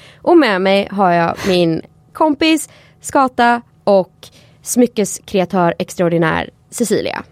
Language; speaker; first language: Swedish; native; Swedish